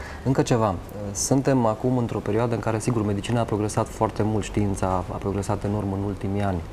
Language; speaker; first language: Romanian; native; Romanian